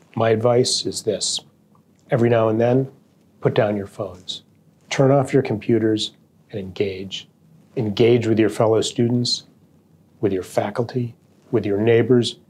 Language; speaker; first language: English; native; English